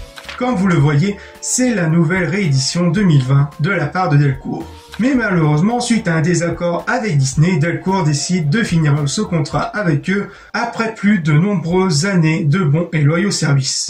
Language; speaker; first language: French; native; French